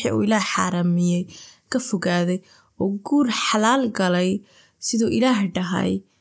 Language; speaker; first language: Somali; early bilingual, heritage; Somali